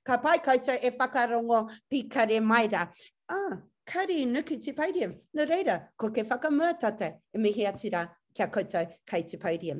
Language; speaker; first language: Māori; non-native, local second language; English